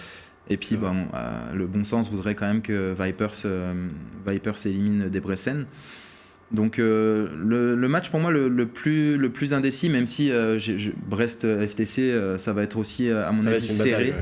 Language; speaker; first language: French; native; French